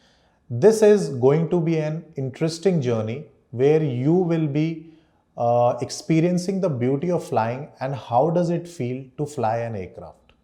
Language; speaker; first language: English; non-native, local second language; Hindi